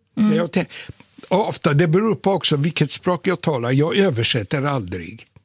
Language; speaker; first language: Swedish; non-native, fluent; Polish